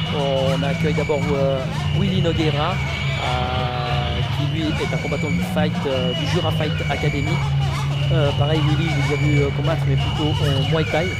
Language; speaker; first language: French; native; French